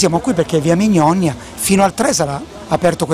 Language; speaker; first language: Italian; native; Italian